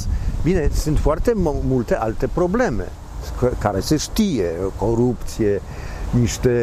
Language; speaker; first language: Romanian; non-native, fluent; Polish